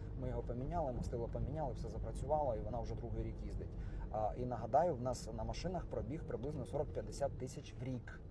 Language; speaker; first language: Ukrainian; native; Ukrainian